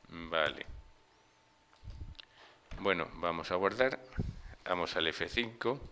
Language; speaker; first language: Spanish; native; Spanish